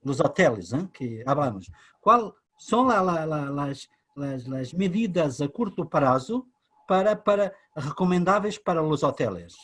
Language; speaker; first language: Spanish; non-native, learner; Portuguese